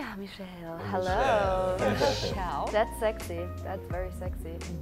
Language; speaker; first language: German; native; German